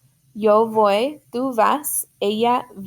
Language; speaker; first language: Spanish; non-native, fluent; English